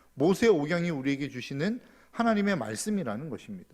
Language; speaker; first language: Korean; native; Korean